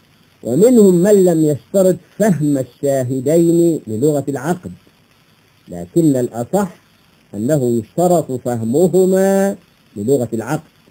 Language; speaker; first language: Arabic; native; Arabic